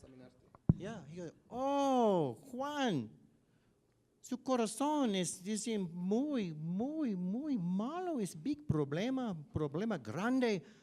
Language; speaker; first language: Spanish; non-native, learner; English